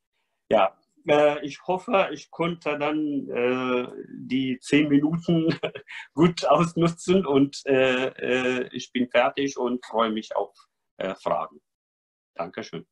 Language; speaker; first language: German; non-native, fluent; Arabic